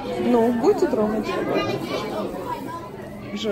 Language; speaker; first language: Russian; native; Russian